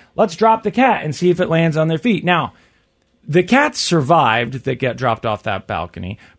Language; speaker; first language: English; native; English